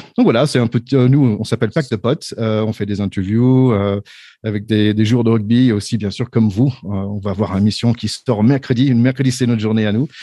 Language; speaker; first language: French; non-native, fluent; English